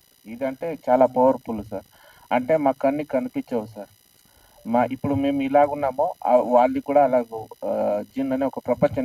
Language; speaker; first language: Telugu; non-native, local second language; Hindi